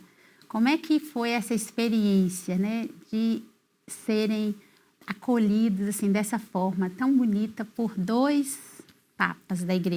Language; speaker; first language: Portuguese; native; Portuguese